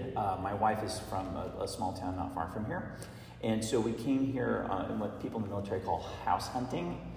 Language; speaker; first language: English; native; English